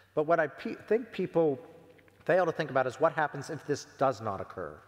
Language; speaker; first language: English; native; English